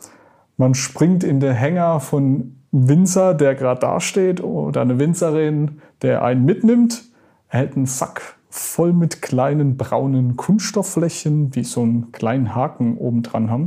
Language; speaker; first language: German; native; German